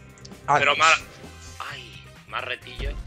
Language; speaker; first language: Spanish; native; Spanish